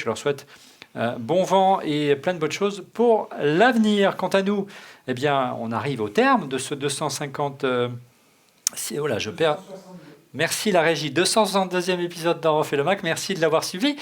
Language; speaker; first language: French; native; French